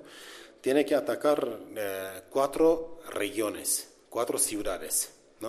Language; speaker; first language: Spanish; non-native, learner; Kurdish